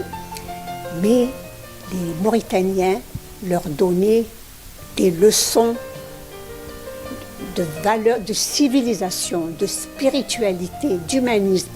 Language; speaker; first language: French; non-native, local second language; Arabic